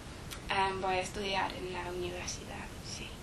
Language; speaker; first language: Spanish; non-native, learner; English